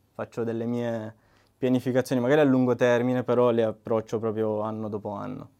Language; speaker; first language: Italian; native; Italian